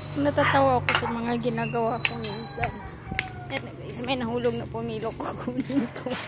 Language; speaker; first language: Filipino; non-native, local second language; Cebuano